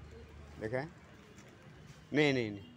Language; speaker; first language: Hindi; non-native, learner; Bangla